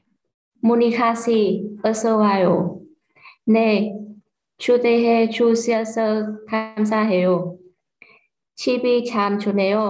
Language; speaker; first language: Korean; non-native, learner; Vietnamese